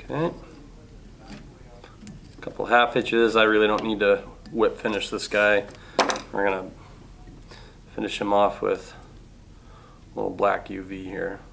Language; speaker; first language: English; native; English